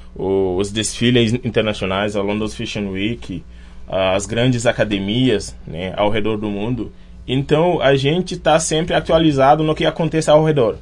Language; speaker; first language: Portuguese; non-native, fluent; Wolof